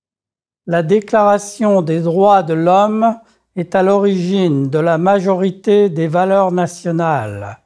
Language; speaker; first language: French; native; French